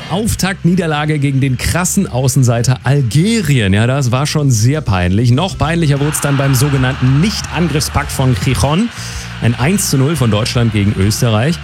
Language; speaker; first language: German; native; German